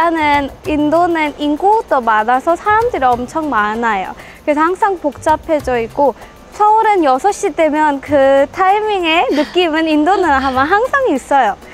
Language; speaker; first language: Korean; non-native, fluent; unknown